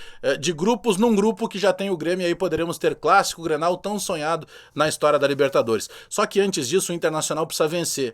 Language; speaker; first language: Portuguese; native; Portuguese